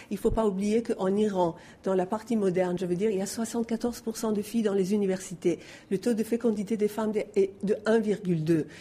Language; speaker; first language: French; non-native, fluent; Persian